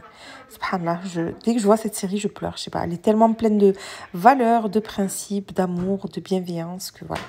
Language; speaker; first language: French; native; French